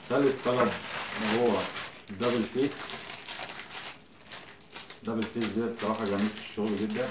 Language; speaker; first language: Arabic; native; Arabic